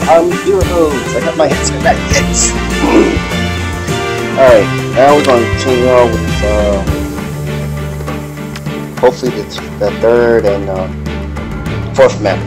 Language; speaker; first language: English; native; English